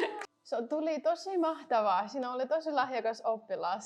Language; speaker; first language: Finnish; non-native, learner; Ukrainian